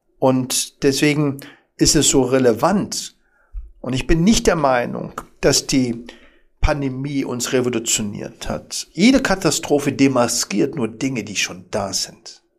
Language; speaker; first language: German; early bilingual, other home language; Arabic